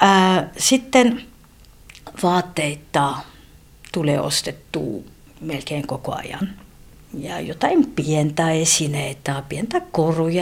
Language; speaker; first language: Finnish; non-native, fluent; French